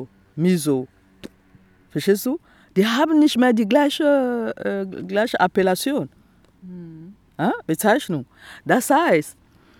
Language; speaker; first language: German; non-native, fluent; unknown